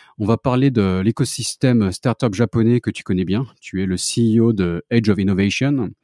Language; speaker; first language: French; native; French